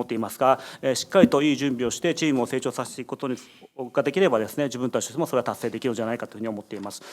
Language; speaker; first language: Japanese; native; Japanese